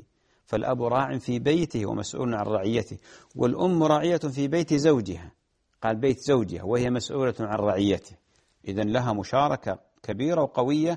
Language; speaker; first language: Arabic; native; Arabic